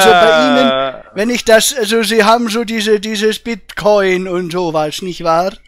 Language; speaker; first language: German; native; German